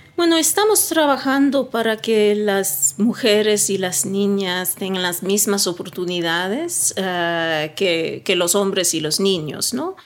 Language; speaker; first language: Spanish; early bilingual, heritage; Swedish